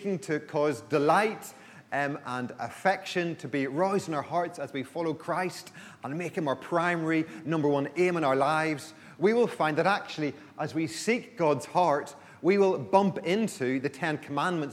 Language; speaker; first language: English; native; English